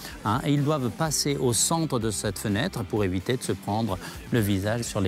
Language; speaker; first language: French; native; French